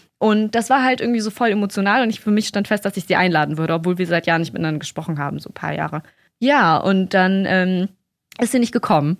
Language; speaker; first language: German; early bilingual, other home language; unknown